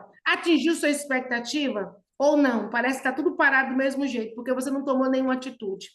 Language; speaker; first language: Portuguese; native; Portuguese